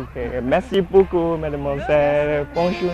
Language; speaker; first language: French; non-native, learner; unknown